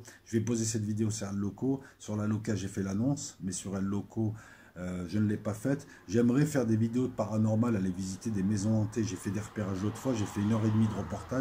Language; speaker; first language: French; native; French